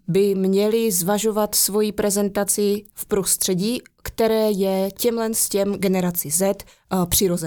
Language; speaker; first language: Czech; native; Czech